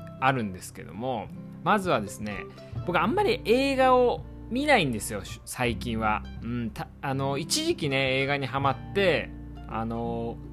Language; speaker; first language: Japanese; native; Japanese